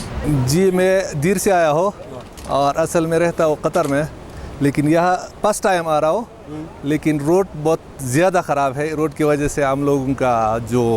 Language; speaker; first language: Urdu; non-native, local second language; Pashto